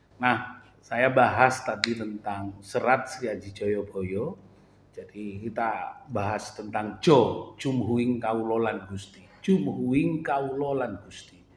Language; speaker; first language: Indonesian; non-native, local second language; Madurese